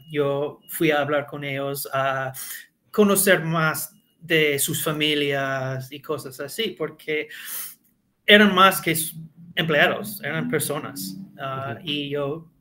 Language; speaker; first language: Spanish; non-native, learner; English